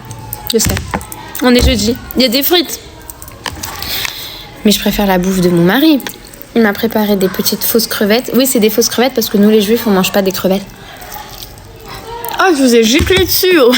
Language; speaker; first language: French; native; French